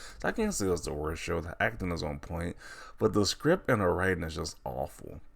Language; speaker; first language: English; native; English